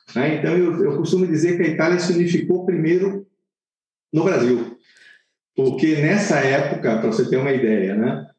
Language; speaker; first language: Portuguese; non-native, fluent; Italian